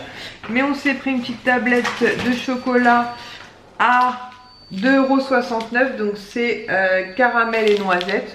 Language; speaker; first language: French; native; French